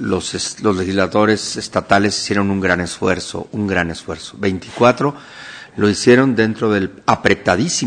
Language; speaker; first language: Spanish; native; Spanish